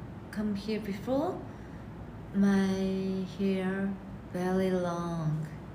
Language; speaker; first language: English; non-native, learner; Japanese